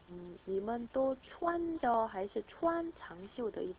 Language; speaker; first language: Chinese; non-native, learner; Korean